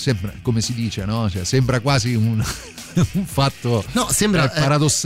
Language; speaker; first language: Italian; native; Italian